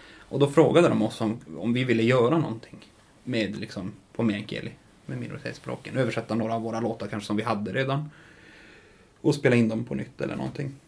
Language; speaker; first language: Swedish; native; Swedish